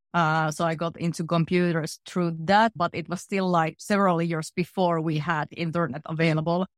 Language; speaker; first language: English; non-native, fluent; Finnish